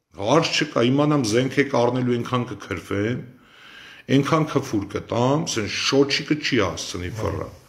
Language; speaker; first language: Armenian; native; Armenian